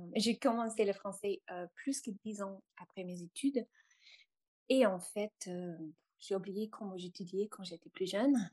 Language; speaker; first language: French; non-native, fluent; English